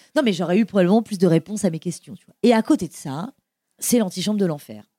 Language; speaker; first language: French; native; French